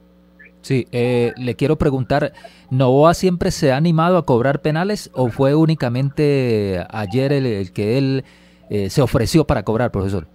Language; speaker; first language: Spanish; native; Spanish